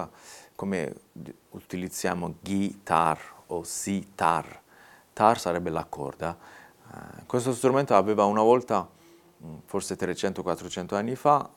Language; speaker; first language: Italian; non-native, fluent; Persian